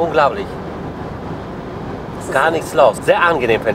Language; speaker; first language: German; non-native, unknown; Polish